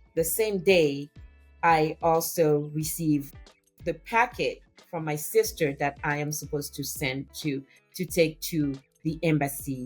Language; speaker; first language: English; non-native, fluent; French